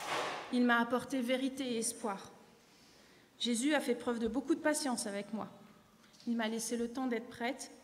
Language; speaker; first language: French; native; French